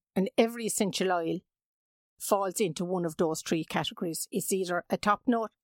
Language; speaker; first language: English; native; English